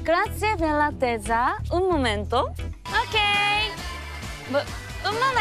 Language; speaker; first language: Italian; non-native, learner; Korean